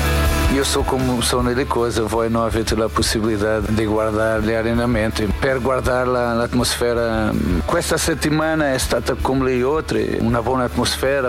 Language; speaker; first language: Italian; non-native, fluent; Portuguese